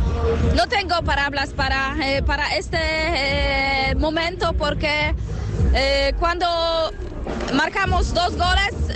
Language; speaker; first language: Spanish; non-native, learner; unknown